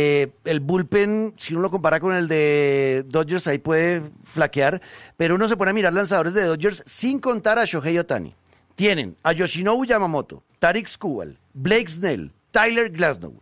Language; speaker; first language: Spanish; native; Spanish